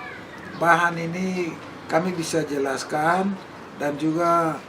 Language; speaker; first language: Indonesian; non-native, local second language; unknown